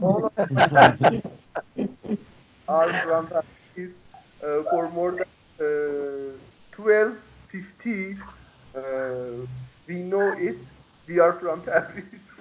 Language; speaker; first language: English; non-native, learner; Persian